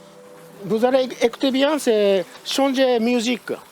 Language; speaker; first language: French; non-native, learner; Japanese